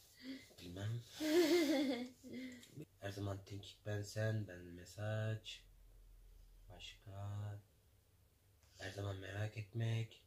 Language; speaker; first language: Turkish; non-native, learner; English